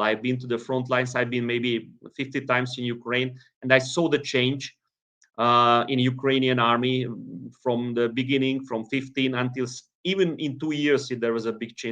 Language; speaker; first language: English; non-native, fluent; Hungarian